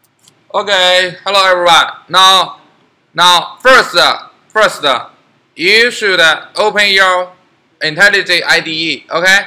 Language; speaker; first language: English; non-native, learner; Chinese